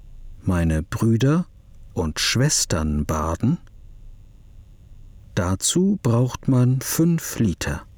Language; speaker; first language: German; non-native, fluent; English